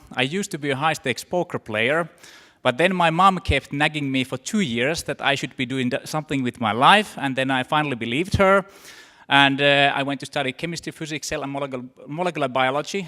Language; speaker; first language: English; non-native, fluent; Finnish